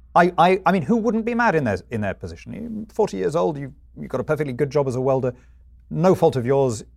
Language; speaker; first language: English; native; English